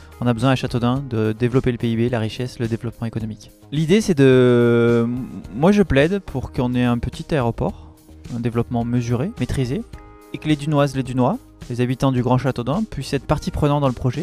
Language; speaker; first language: French; native; French